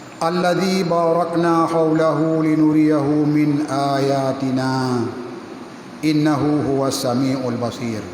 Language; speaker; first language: Malay; non-native, local second language; Achinese